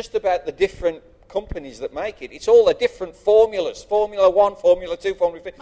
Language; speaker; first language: English; native; English